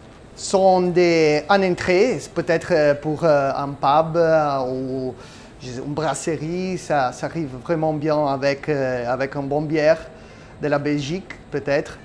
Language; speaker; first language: French; non-native, learner; Italian